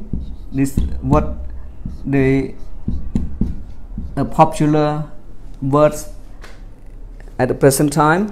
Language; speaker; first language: English; non-native, fluent; Khmer